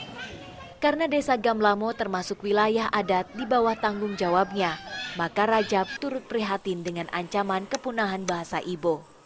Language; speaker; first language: Indonesian; native; Indonesian